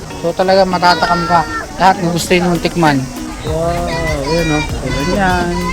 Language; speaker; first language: Filipino; native; Filipino